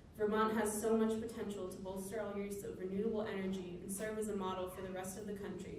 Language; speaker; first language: English; native; English